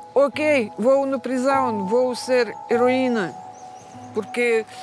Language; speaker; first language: Portuguese; non-native, learner; Russian